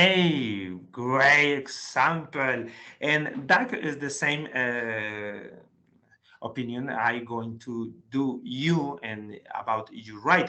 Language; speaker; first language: English; non-native, learner; Spanish